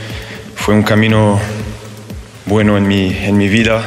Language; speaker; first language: Spanish; non-native, fluent; French